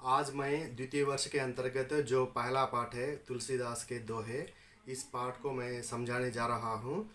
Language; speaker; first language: Hindi; non-native, local second language; Telugu